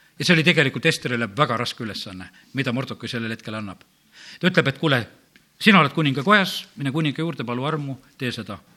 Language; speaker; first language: Estonian; native; Estonian